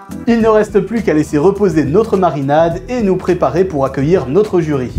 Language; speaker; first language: French; native; French